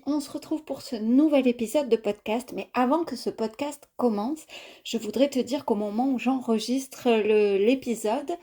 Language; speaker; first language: French; native; French